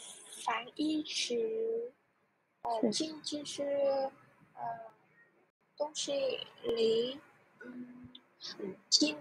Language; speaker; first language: Chinese; non-native, learner; Vietnamese